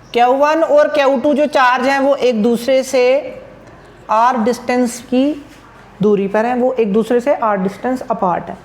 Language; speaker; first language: Hindi; non-native, local second language; Punjabi